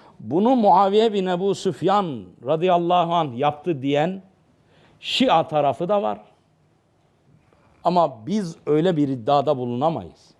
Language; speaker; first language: Turkish; native; Turkish